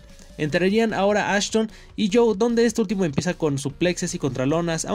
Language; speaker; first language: Spanish; native; Spanish